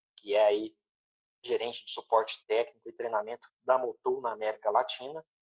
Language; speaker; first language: Portuguese; native; Portuguese